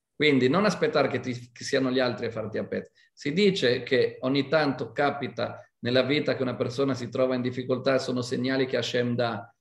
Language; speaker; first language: Italian; non-native, fluent; Hebrew